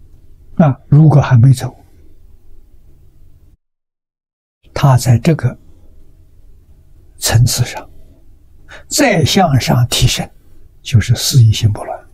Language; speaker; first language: Chinese; native; Chinese